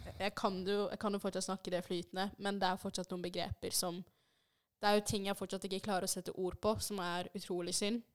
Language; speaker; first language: Norwegian; early bilingual, other home language; Swahili